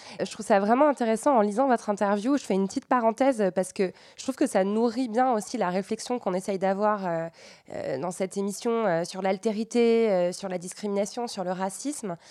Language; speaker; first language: French; native; French